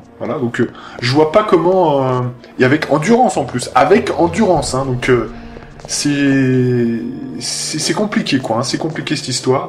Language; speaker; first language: French; native; French